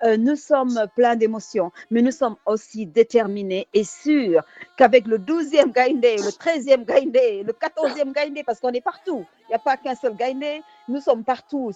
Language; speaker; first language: French; non-native, local second language; Wolof